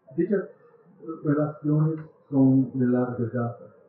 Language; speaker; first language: Spanish; non-native, learner; English